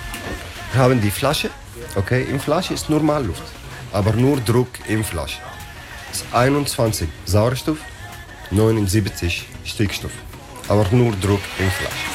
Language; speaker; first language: German; non-native, learner; Arabic